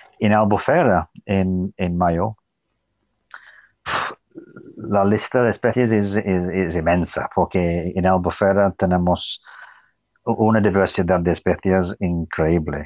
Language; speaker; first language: Spanish; non-native, fluent; English